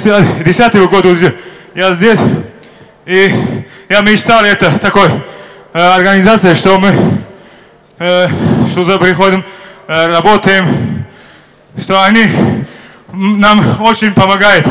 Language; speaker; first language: Russian; non-native, learner; Uzbek